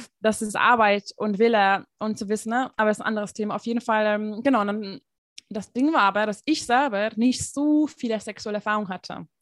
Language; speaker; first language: German; non-native, fluent; Hungarian